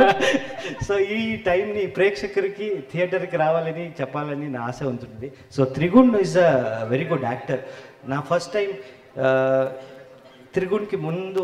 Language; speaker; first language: Telugu; non-native, learner; Kannada